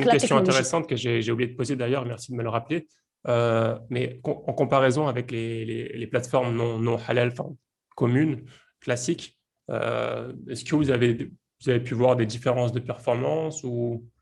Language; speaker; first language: French; native; French